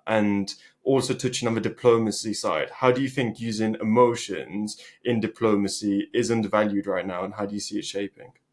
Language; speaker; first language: English; early bilingual, other home language; Albanian